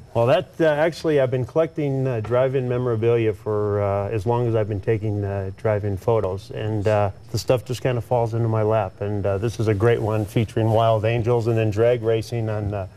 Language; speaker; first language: English; native; English